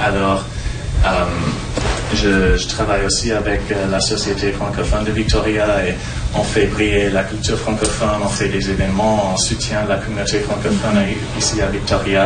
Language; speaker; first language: French; non-native, local second language; English